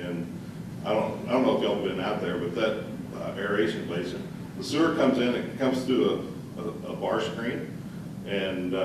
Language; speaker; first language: English; native; English